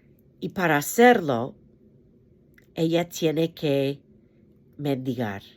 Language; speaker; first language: Spanish; non-native, fluent; English